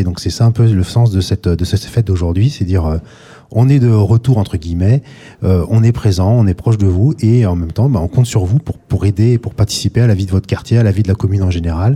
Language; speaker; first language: French; native; French